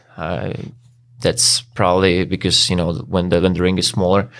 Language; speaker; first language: English; non-native, fluent; Czech